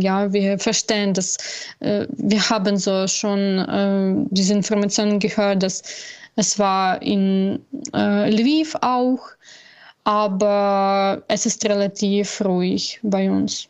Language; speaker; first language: German; non-native, learner; Ukrainian